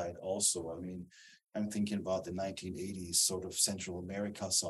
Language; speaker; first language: English; non-native, fluent; German